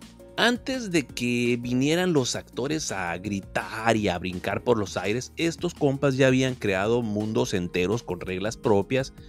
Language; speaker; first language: Spanish; native; Spanish